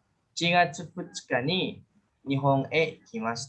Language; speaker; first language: Japanese; non-native, fluent; Indonesian